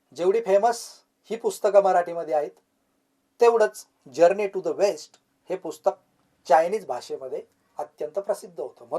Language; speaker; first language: Marathi; native; Marathi